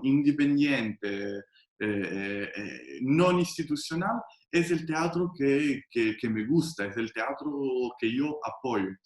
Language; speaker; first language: Spanish; non-native, fluent; Italian